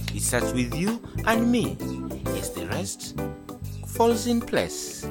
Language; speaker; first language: English; non-native, local second language; Ganda